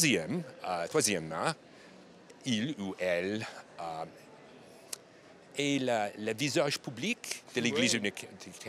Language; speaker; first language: French; non-native, learner; English